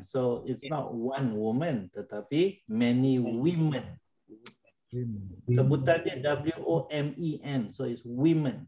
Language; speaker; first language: English; non-native, local second language; Malay